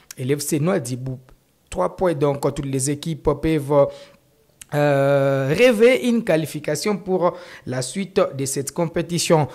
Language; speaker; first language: French; non-native, local second language; Swahili